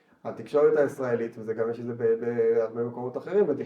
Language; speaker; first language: Hebrew; native; Hebrew